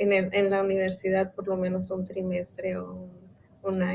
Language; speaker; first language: Spanish; non-native, local second language; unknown